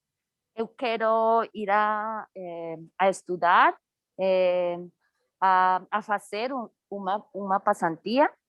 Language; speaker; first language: Portuguese; non-native, learner; Spanish